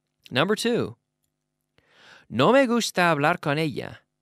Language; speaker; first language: Spanish; non-native, fluent; English